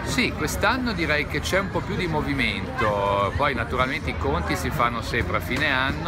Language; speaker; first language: Italian; native; Italian